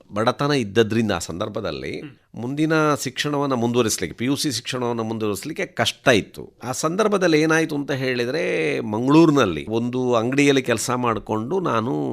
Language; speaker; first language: Kannada; non-native, local second language; Tulu